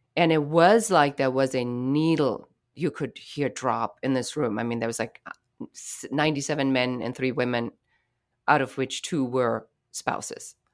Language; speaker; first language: English; non-native, fluent; German